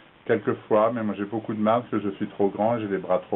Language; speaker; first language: French; native; French